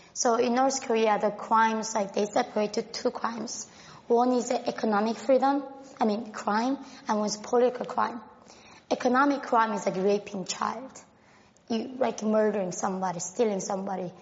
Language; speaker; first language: English; non-native, fluent; Korean